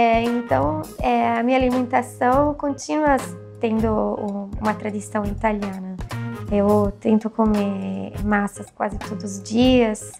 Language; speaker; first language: Portuguese; non-native, fluent; Italian